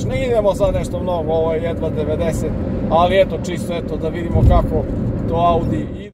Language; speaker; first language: Serbian; native; Serbian